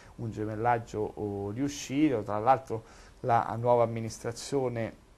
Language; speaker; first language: Italian; native; Italian